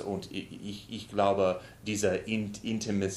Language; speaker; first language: German; non-native, learner; English